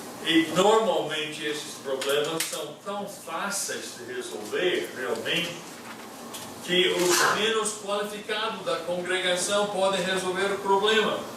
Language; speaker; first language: Portuguese; non-native, fluent; English